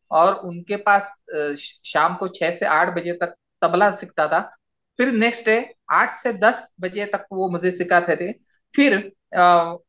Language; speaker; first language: Hindi; non-native, local second language; Marathi